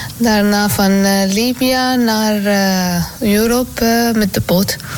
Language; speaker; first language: Dutch; non-native, learner; Arabic